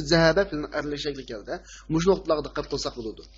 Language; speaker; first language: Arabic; non-native, fluent; Uyghur